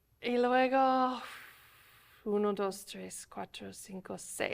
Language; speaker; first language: Spanish; non-native, fluent; English